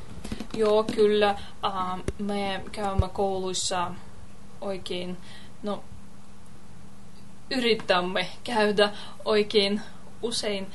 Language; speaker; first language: Finnish; non-native, learner; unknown